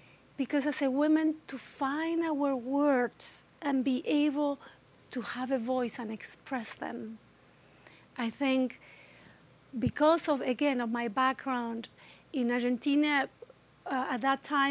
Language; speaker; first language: English; non-native, fluent; Spanish